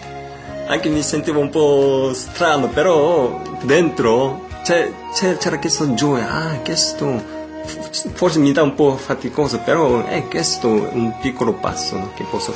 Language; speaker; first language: Italian; non-native, learner; Korean